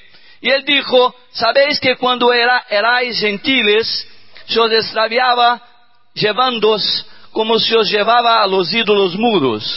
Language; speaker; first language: Spanish; non-native, learner; Portuguese